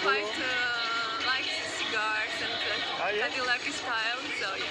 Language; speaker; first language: English; non-native, learner; Georgian